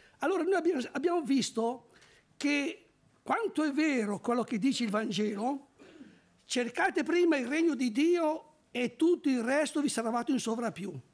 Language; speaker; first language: Italian; native; Italian